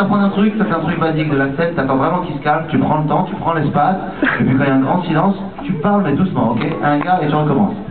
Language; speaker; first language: French; native; French